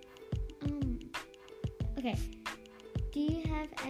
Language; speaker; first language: English; native; English